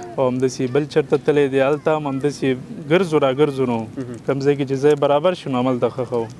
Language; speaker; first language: Pashto; non-native, local second language; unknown